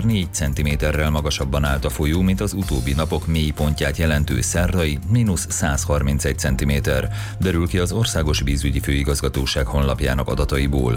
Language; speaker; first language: Hungarian; native; Hungarian